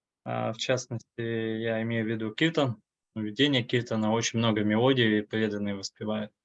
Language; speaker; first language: Russian; native; Russian